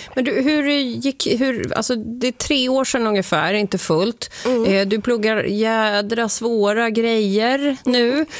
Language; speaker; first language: Swedish; native; Swedish